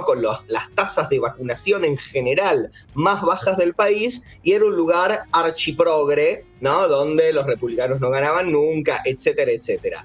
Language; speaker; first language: Spanish; native; Spanish